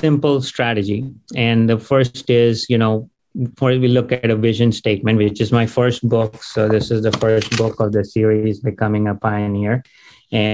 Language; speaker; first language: English; non-native, local second language; Gujarati